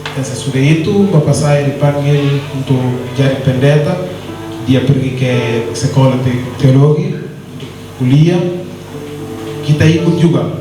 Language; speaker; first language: Indonesian; non-native, learner; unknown